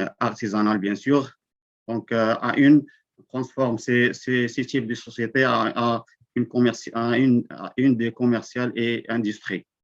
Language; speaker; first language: French; non-native, local second language; Arabic